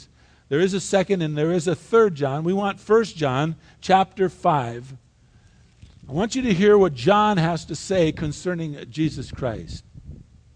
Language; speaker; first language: English; native; English